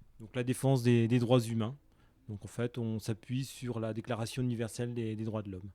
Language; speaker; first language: French; native; French